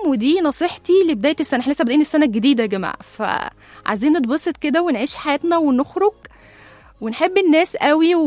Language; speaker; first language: Arabic; native; Arabic